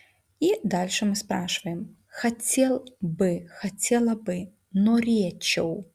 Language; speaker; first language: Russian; non-native, fluent; Lithuanian